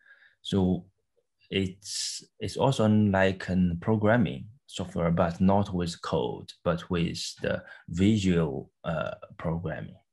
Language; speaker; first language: English; non-native, fluent; Chinese